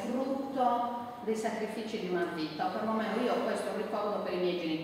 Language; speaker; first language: Italian; native; Italian